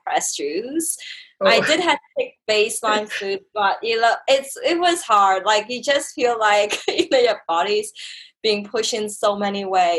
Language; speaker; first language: English; native; English